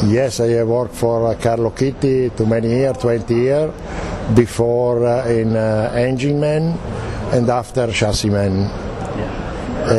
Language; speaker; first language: English; non-native, learner; Italian